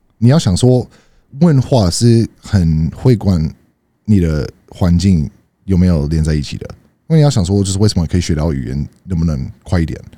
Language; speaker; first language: Chinese; non-native, fluent; English